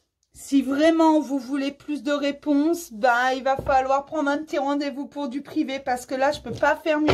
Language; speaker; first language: French; native; French